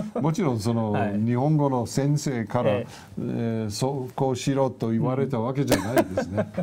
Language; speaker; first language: Japanese; non-native, fluent; English